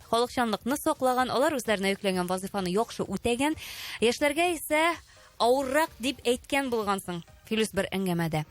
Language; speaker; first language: Tatar; native; Tatar